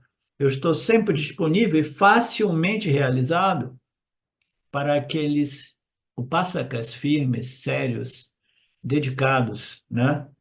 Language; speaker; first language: Portuguese; native; Portuguese